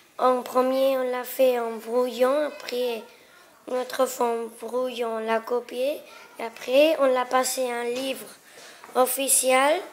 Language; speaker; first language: French; non-native, local second language; Spanish